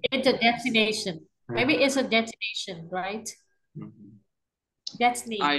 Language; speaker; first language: English; non-native, learner; Vietnamese